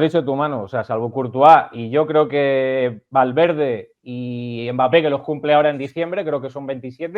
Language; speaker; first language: Spanish; native; Spanish